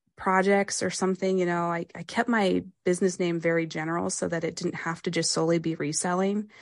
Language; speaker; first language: English; native; English